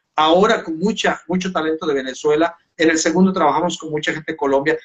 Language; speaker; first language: Spanish; native; Spanish